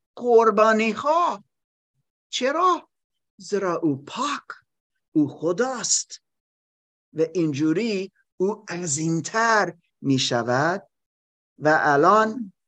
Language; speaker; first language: Persian; non-native, learner; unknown